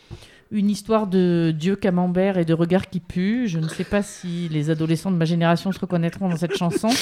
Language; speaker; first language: French; native; French